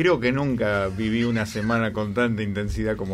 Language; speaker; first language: Spanish; native; Spanish